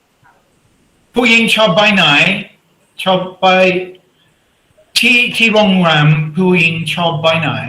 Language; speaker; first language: Thai; non-native, learner; English